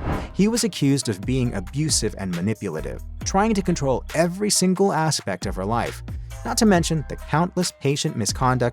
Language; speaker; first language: English; native; English